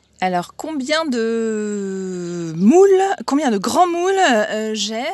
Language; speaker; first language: French; native; French